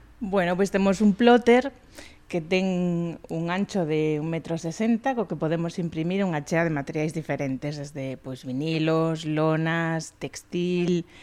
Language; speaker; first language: Galician; non-native, local second language; Spanish